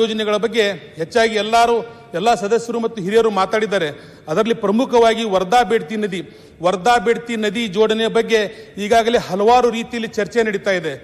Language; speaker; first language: Kannada; non-native, local second language; Urdu